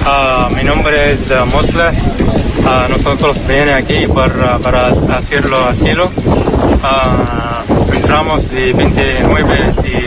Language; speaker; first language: Spanish; non-native, learner; Arabic